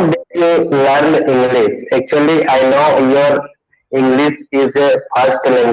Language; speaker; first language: English; non-native, learner; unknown